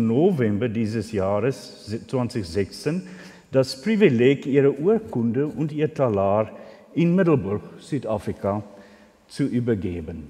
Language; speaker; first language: German; non-native, fluent; Afrikaans